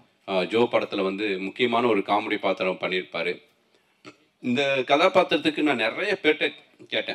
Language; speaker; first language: Tamil; native; Tamil